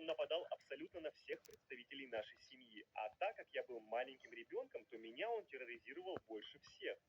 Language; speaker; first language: Russian; native; Russian